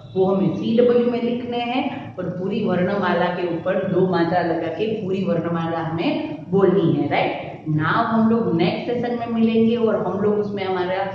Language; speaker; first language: Hindi; non-native, local second language; Gujarati